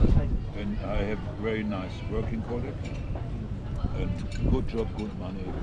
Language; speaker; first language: English; non-native, learner; German